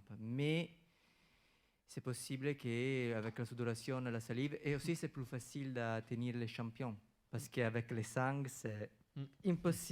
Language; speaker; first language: French; non-native, fluent; Italian